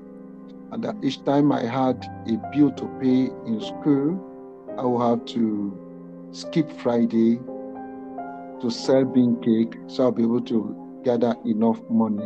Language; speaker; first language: English; non-native, local second language; Yoruba